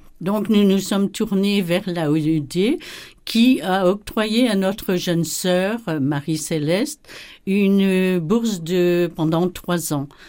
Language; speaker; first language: French; native; French